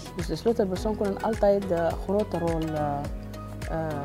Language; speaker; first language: Dutch; non-native, learner; Arabic